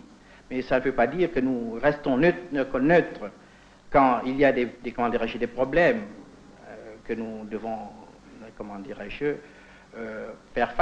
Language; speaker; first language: French; non-native, fluent; Indonesian